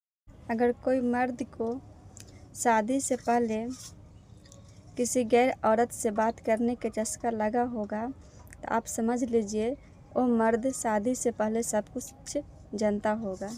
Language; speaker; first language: Hindi; non-native, local second language; Bhojpuri